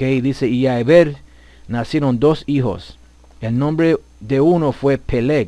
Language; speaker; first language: Spanish; early bilingual, heritage; Spanish